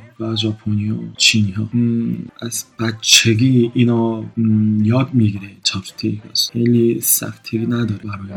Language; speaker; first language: Persian; non-native, learner; Korean